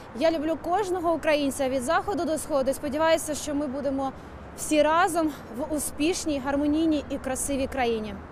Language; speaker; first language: Ukrainian; native; Ukrainian